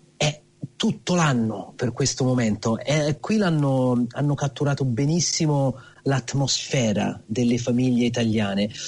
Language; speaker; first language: Italian; early bilingual, heritage; Italian